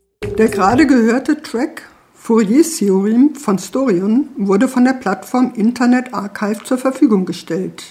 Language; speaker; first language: German; native; German